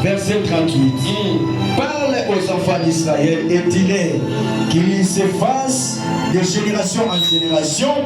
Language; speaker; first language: French; non-native, local second language; Lingala